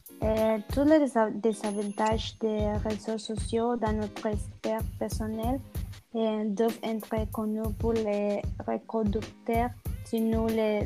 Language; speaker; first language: French; non-native, learner; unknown